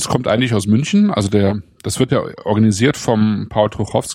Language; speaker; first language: German; native; German